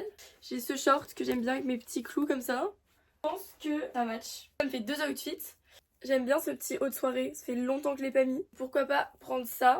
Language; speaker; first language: French; native; French